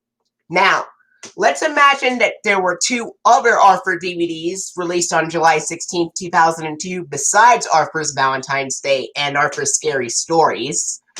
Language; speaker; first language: English; native; English